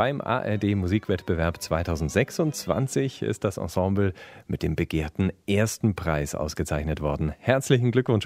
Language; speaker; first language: German; native; German